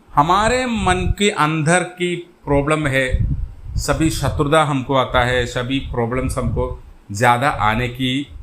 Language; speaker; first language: Hindi; non-native, local second language; Malayalam